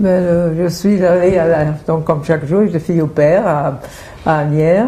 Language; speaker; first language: French; non-native, fluent; German